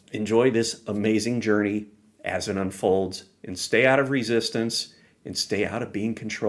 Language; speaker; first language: English; native; English